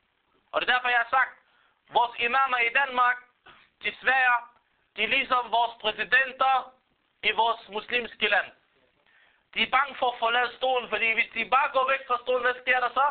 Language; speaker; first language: Danish; non-native, fluent; Arabic